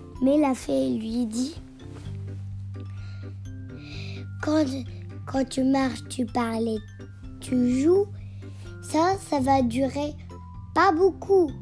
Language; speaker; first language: French; non-native, learner; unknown